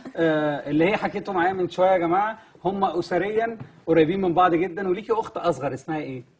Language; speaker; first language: Egyptian Arabic; native; Egyptian Arabic